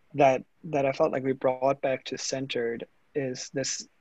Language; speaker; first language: English; non-native, fluent; German